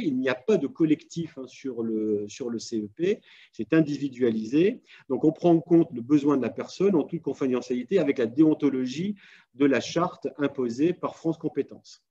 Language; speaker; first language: French; native; French